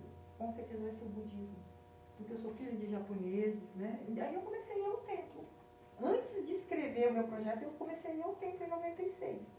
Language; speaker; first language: Portuguese; early bilingual, other home language; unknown